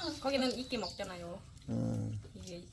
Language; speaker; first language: Korean; non-native, learner; Lao